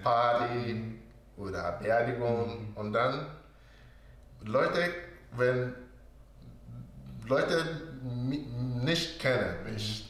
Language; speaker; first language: German; non-native, learner; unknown